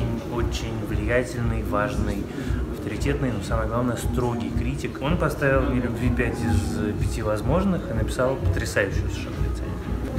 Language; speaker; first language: Russian; native; Russian